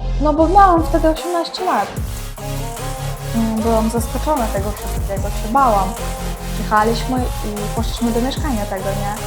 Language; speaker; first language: Polish; non-native, learner; Ukrainian